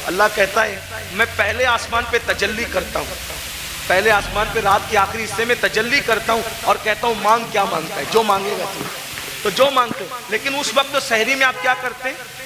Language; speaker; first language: Urdu; native; Urdu